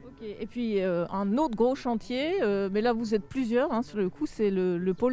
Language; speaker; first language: French; native; French